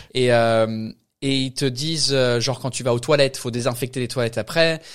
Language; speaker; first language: French; non-native, fluent; English